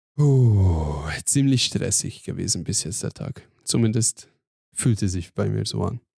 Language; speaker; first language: German; non-native, fluent; Hungarian